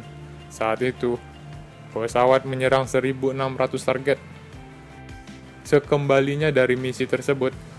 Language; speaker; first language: Indonesian; native; Indonesian